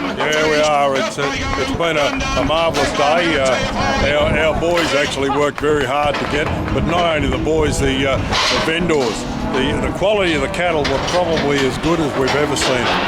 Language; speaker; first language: English; native; English